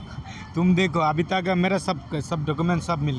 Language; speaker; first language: Hindi; non-native, learner; Bangla